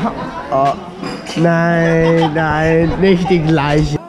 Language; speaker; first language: German; non-native, learner; English